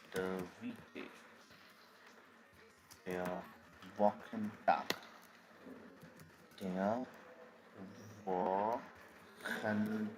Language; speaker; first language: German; non-native, fluent; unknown